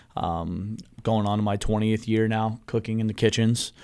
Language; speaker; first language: English; native; English